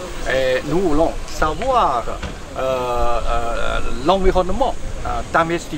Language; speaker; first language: French; non-native, fluent; Chinese